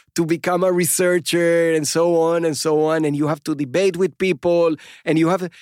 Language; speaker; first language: English; non-native, fluent; Spanish